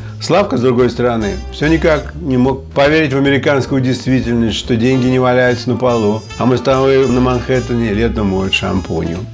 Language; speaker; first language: Russian; native; Russian